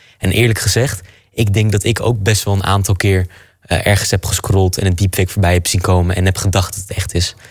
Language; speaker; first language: Dutch; native; Dutch